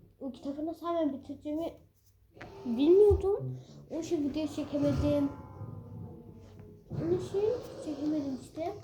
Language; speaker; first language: Turkish; early bilingual, heritage; Turkish